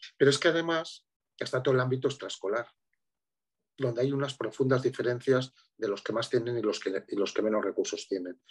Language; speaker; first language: Spanish; native; Spanish